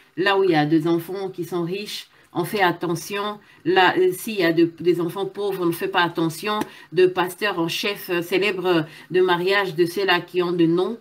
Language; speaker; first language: French; non-native, local second language; Lingala